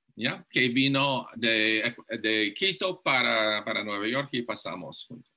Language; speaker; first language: Spanish; non-native, fluent; English